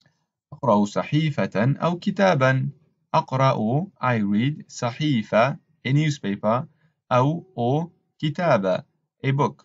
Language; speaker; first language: Arabic; non-native, learner; English